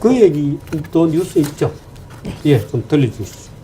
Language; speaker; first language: Korean; native; Korean